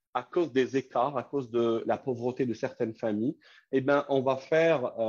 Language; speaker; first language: French; non-native, local second language; Kabyle